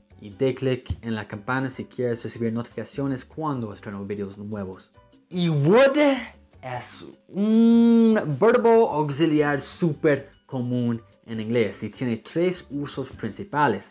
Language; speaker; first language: Spanish; non-native, fluent; English